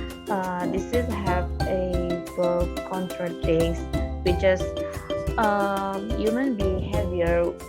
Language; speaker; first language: English; non-native, learner; Indonesian